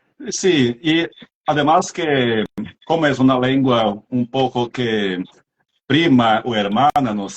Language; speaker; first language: Spanish; non-native, fluent; Portuguese